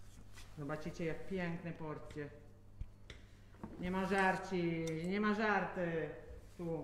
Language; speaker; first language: Polish; non-native, fluent; Italian